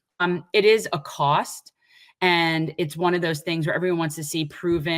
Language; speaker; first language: English; native; English